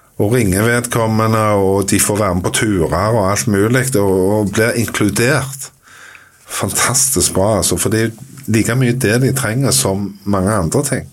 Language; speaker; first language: Norwegian; native; Norwegian